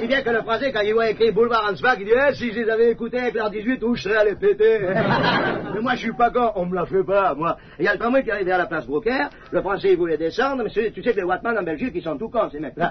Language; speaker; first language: French; native; French